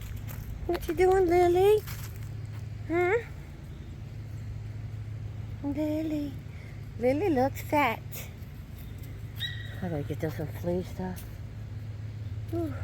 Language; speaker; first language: English; native; English